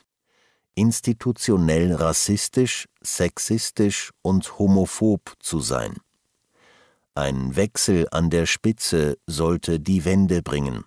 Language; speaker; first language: German; native; German